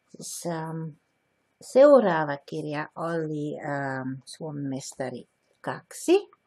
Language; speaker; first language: Finnish; non-native, learner; Dutch